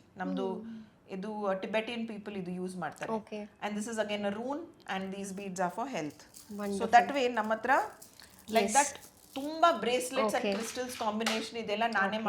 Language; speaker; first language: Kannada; non-native, local second language; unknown